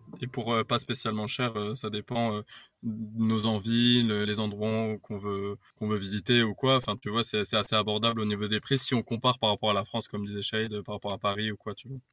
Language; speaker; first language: French; native; French